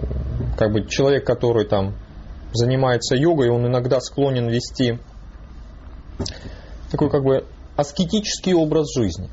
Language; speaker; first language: Russian; native; Russian